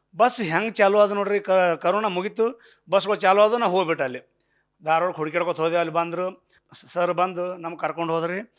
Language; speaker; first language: Kannada; native; Kannada